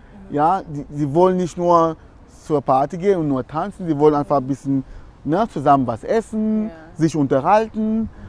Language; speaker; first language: German; non-native, fluent; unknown